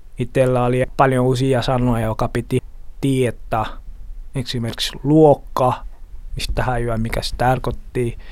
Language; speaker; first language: Finnish; non-native, learner; Portuguese